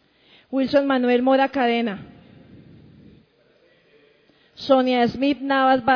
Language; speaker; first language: Spanish; native; Spanish